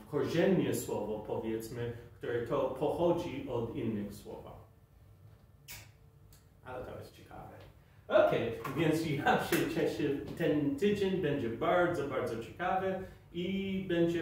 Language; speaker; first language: Polish; non-native, fluent; English